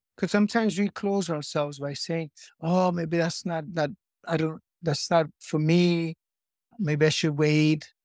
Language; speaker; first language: English; native; English